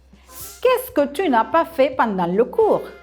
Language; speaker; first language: French; non-native, fluent; Spanish